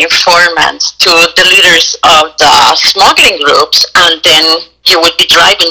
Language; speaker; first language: English; non-native, fluent; Spanish